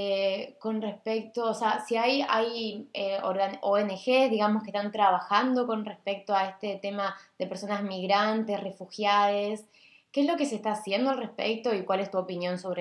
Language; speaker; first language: Spanish; native; Spanish